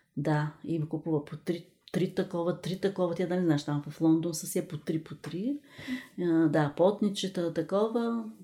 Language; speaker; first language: Bulgarian; native; Bulgarian